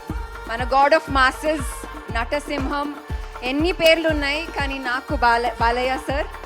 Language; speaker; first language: Telugu; non-native, fluent; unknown